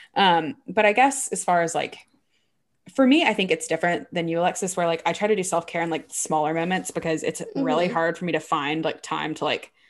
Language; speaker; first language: English; native; English